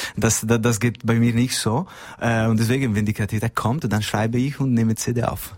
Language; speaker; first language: German; non-native, local second language; Italian